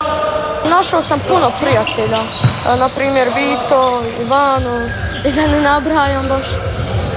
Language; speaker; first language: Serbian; early bilingual, heritage; Serbian